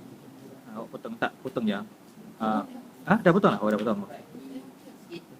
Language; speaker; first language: Malay; native; Malay